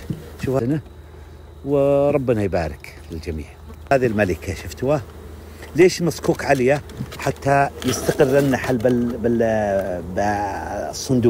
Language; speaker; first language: Arabic; native; Arabic